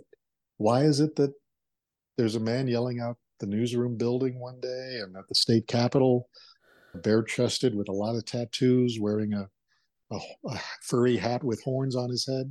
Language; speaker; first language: English; native; English